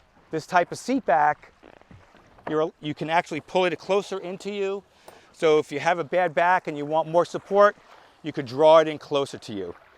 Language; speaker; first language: English; native; English